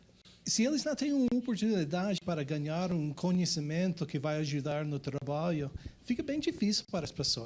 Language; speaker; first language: Portuguese; non-native, fluent; English